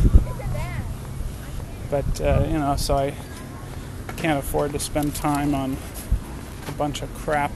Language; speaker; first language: English; native; English